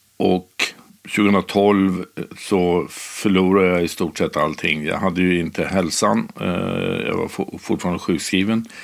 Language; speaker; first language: Swedish; native; Swedish